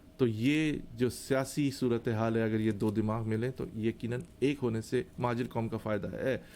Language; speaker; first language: Urdu; native; Urdu